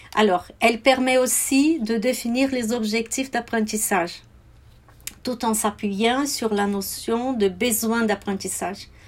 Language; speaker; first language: French; non-native, fluent; Portuguese